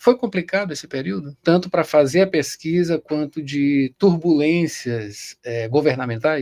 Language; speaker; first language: Portuguese; native; Portuguese